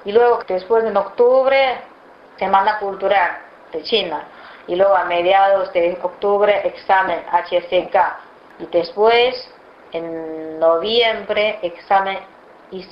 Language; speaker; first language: Spanish; non-native, fluent; Chinese